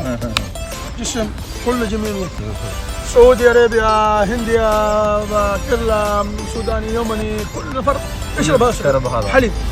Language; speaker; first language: Arabic; non-native, learner; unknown